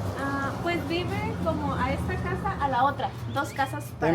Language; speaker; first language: Spanish; native; Spanish